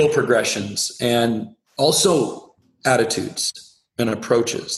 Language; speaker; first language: English; native; English